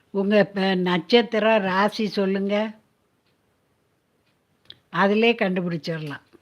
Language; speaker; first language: Tamil; native; Tamil